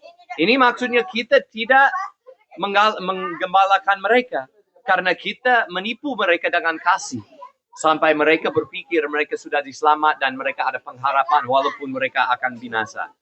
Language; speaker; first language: Indonesian; non-native, fluent; English